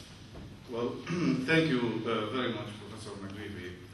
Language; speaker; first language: English; non-native, fluent; Arabic